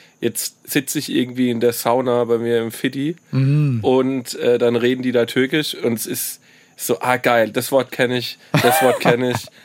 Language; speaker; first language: German; native; German